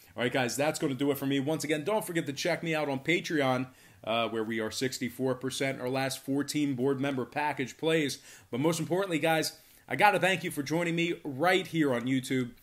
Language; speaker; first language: English; native; English